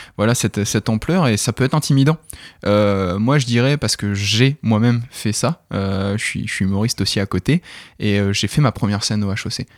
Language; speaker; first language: French; native; French